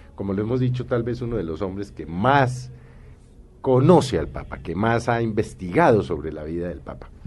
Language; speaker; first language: Spanish; native; Spanish